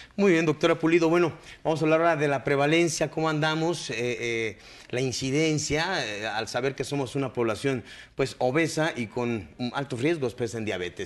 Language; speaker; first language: Spanish; native; Spanish